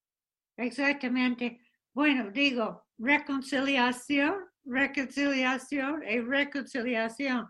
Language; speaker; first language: Spanish; non-native, fluent; English